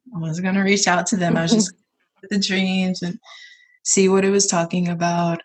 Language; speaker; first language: English; native; English